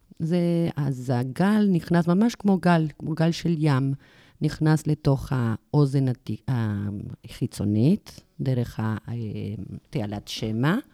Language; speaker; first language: Hebrew; non-native, fluent; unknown